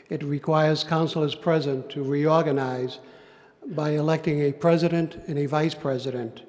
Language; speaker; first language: English; native; English